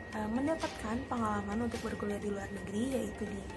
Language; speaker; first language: Indonesian; native; Indonesian